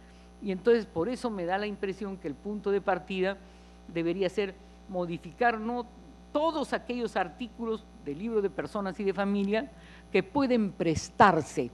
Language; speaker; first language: Spanish; native; Spanish